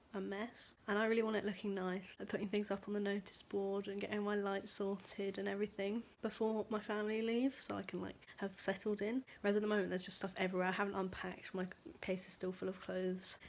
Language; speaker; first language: English; native; English